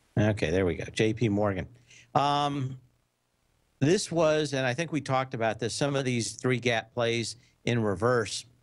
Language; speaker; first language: English; native; English